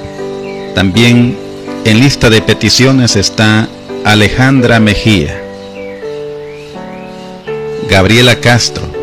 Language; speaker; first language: Spanish; native; Spanish